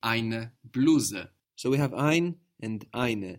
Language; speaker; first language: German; non-native, fluent; English